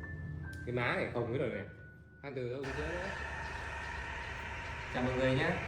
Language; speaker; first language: Vietnamese; native; Vietnamese